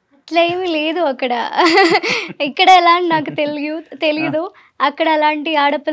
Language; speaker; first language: Telugu; non-native, learner; Malayalam